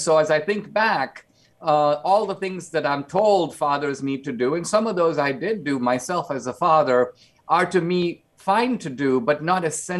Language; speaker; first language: English; non-native, local second language; Konkani